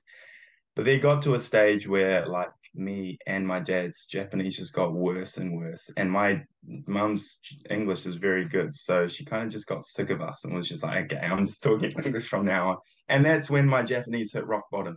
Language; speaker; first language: English; early bilingual, other home language; Japanese